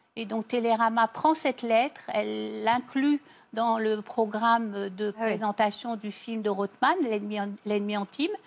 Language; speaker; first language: French; native; French